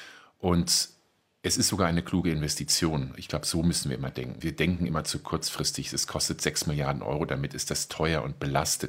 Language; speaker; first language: German; native; German